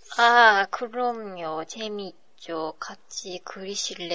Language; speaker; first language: Korean; non-native, learner; Japanese